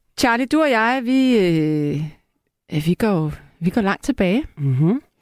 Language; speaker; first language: Danish; native; Danish